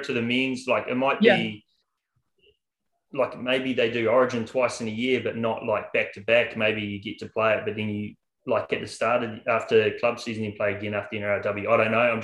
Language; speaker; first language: English; native; English